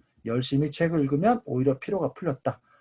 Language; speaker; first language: Korean; native; Korean